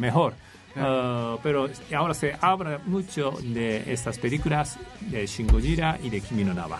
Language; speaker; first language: Spanish; non-native, fluent; Japanese